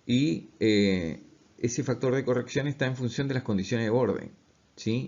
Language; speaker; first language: Spanish; native; Spanish